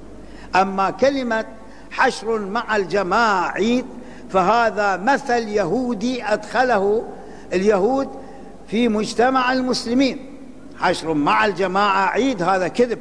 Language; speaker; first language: Arabic; native; Arabic